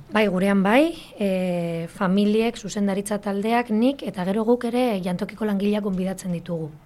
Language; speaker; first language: Basque; native; Basque